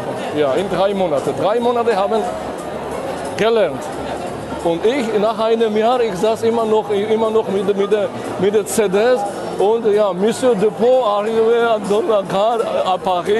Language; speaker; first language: German; non-native, fluent; Georgian